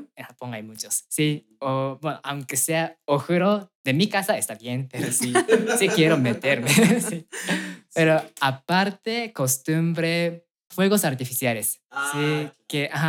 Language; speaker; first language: Spanish; non-native, fluent; Japanese